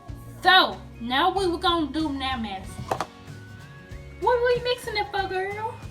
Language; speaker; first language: English; native; English